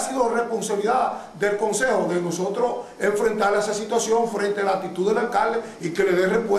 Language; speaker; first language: Spanish; native; Spanish